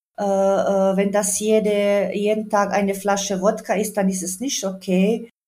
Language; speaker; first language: German; non-native, fluent; Croatian